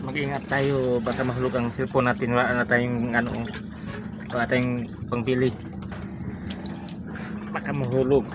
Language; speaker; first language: Filipino; non-native, local second language; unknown